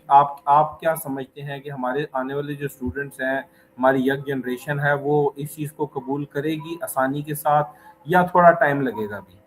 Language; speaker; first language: Urdu; native; Urdu